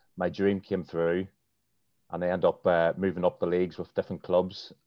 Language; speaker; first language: English; native; English